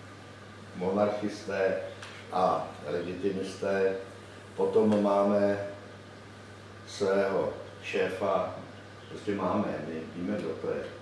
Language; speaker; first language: Czech; native; Czech